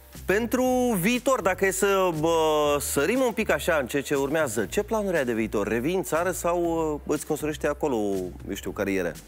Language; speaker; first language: Romanian; native; Romanian